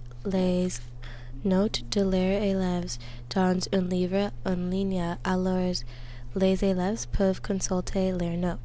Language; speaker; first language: French; non-native, learner; English